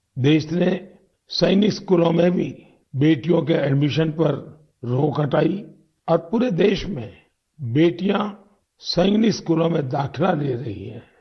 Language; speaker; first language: Hindi; non-native, local second language; Gujarati